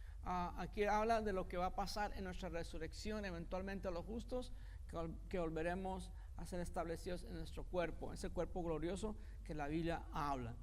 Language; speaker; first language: Spanish; native; Spanish